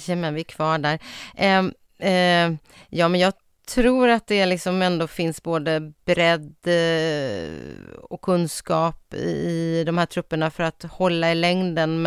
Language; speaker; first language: Swedish; native; Swedish